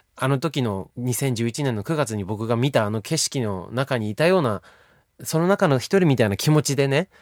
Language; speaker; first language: Japanese; native; Japanese